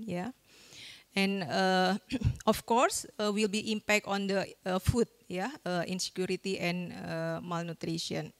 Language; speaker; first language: English; non-native, fluent; Indonesian